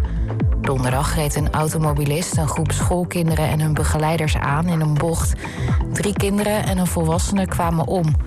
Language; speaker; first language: Dutch; native; Dutch